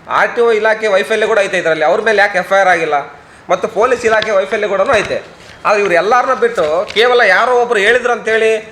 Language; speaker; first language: Kannada; native; Kannada